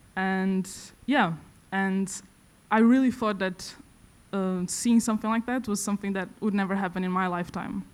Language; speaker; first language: English; non-native, fluent; Portuguese